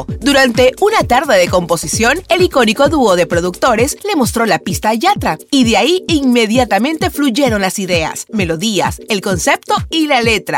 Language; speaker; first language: Spanish; native; Spanish